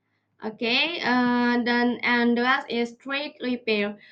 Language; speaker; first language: English; non-native, learner; Indonesian